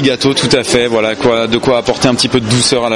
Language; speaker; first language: French; native; French